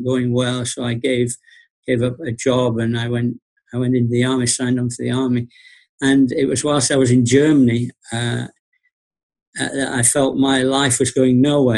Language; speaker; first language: English; native; English